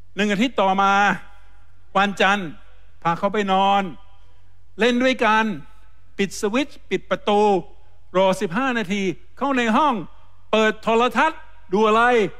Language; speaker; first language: Thai; non-native, fluent; English